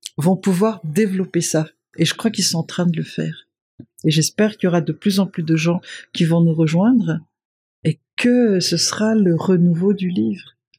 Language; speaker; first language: French; non-native, local second language; Malagasy